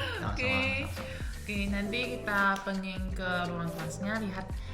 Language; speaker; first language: Indonesian; non-native, fluent; Chinese